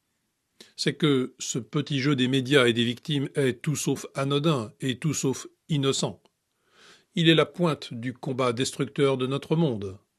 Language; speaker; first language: French; native; French